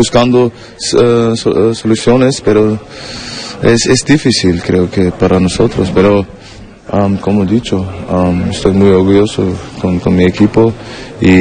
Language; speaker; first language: Spanish; non-native, learner; German